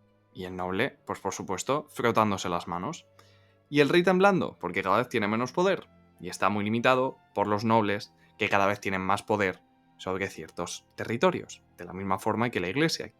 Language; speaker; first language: Spanish; native; Spanish